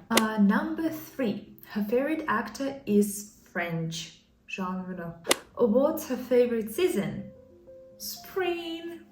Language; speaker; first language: English; non-native, fluent; Ukrainian